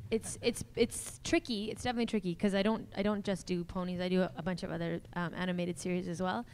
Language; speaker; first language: English; native; English